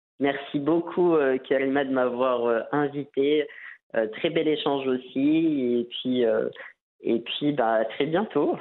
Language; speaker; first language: French; non-native, local second language; Arabic